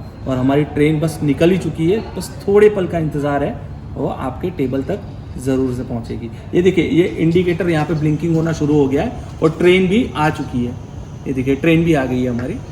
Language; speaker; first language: Hindi; native; Hindi